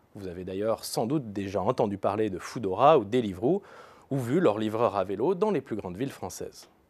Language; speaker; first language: French; native; French